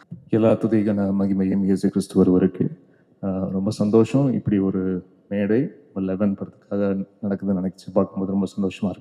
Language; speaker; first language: Tamil; native; Tamil